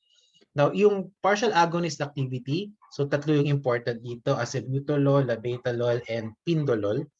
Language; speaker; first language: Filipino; native; Filipino